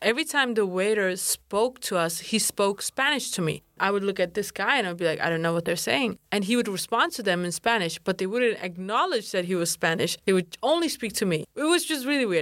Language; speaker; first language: English; non-native, fluent; Kurdish